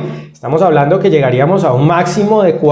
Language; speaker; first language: Spanish; native; Spanish